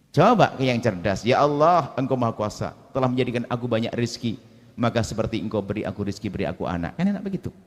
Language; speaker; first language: Indonesian; native; Indonesian